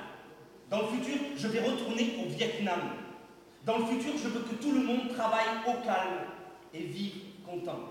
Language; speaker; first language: French; non-native, learner; Vietnamese